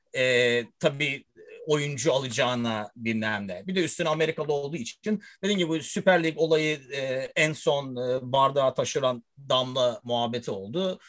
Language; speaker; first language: Turkish; early bilingual, heritage; Turkish